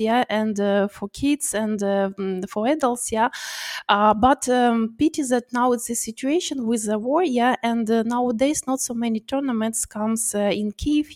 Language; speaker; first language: English; non-native, learner; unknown